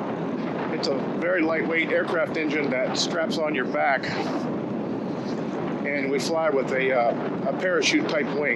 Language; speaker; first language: English; native; English